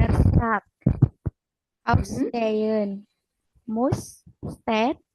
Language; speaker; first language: German; non-native, learner; Indonesian